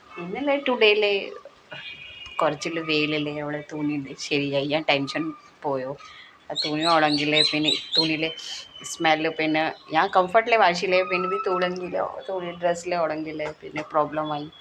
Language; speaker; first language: Malayalam; non-native, learner; Hindi